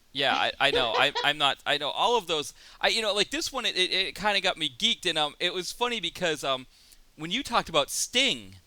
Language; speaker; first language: English; native; English